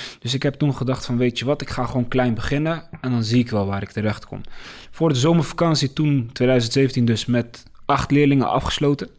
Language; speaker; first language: Dutch; early bilingual, other home language; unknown